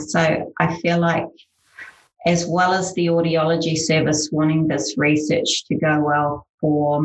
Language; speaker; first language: English; native; English